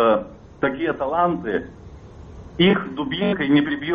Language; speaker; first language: Russian; non-native, fluent; Lithuanian